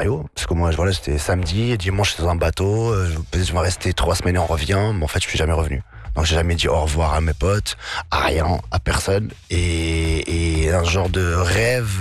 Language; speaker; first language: French; non-native, local second language; Arabic